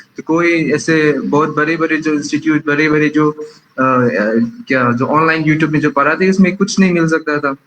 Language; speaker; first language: Hindi; non-native, local second language; Manipuri